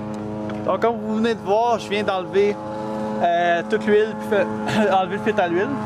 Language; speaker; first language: French; native; French